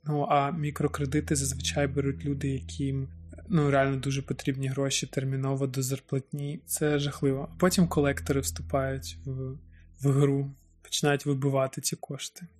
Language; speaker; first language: Ukrainian; native; Ukrainian